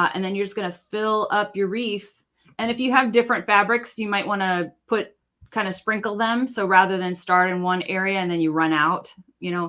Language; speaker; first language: English; native; English